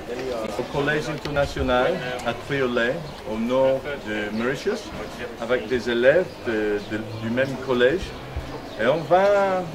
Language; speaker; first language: French; non-native, fluent; English